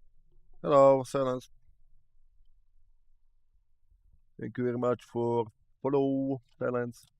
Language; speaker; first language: English; non-native, learner; Slovak